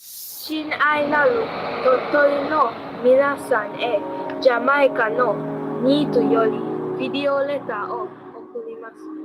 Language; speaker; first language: Japanese; non-native, learner; English